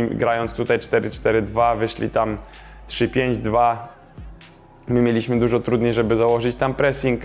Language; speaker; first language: Polish; native; Polish